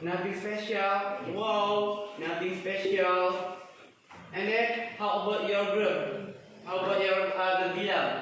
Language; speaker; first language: English; non-native, fluent; Indonesian